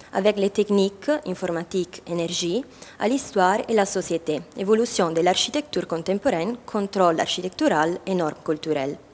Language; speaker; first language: French; non-native, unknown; Italian